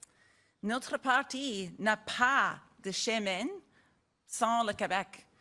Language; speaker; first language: French; non-native, learner; English